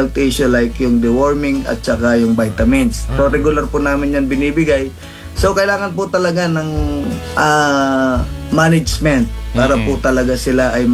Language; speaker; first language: Filipino; native; Filipino